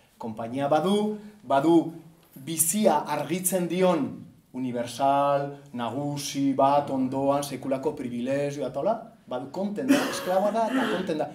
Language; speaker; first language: Basque; native; Basque